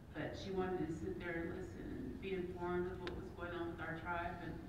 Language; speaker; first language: English; native; English